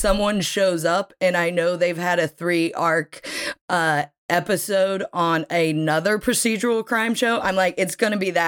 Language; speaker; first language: English; native; English